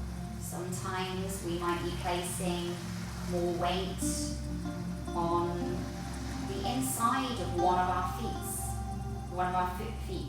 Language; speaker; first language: English; native; English